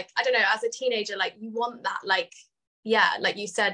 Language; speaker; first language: English; native; English